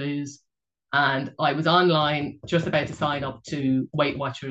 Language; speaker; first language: English; native; English